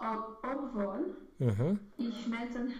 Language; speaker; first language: German; non-native, learner; Romanian